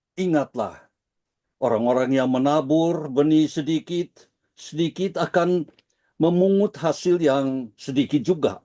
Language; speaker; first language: Indonesian; early bilingual, heritage; Dutch